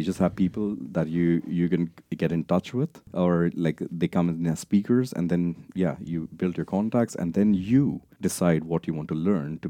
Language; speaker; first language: English; non-native, local second language; Punjabi